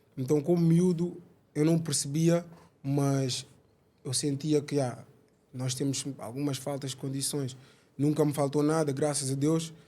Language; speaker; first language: Portuguese; early bilingual, other home language; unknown